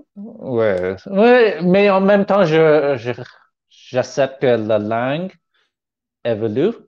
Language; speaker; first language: French; non-native, learner; Cantonese